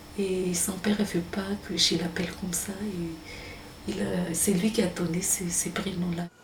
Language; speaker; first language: French; non-native, local second language; Malagasy